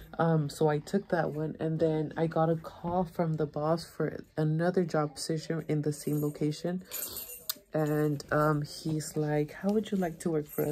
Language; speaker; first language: English; early bilingual, other home language; Spanish